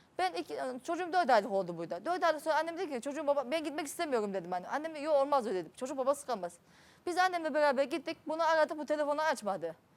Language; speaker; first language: Turkish; native; Turkish